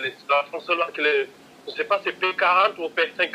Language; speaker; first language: French; non-native, local second language; Wolof